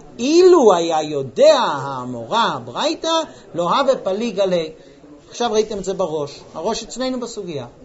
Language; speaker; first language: Hebrew; non-native, fluent; English